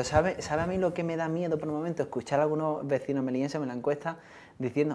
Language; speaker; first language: Spanish; native; Spanish